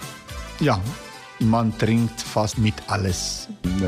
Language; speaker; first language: German; non-native, learner; Croatian